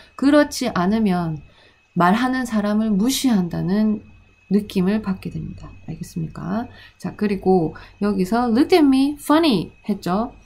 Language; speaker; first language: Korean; native; Korean